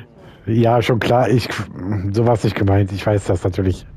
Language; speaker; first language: German; native; German